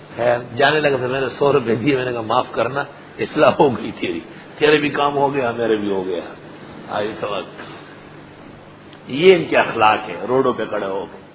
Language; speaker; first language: Urdu; non-native, local second language; Pashto